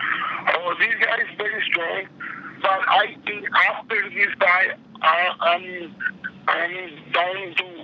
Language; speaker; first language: English; non-native, learner; Spanish